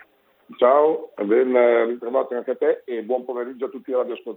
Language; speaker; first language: Italian; native; Italian